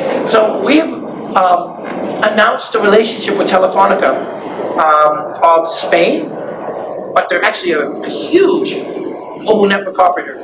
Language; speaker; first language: English; native; English